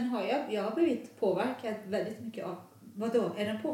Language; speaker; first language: Swedish; non-native, fluent; Persian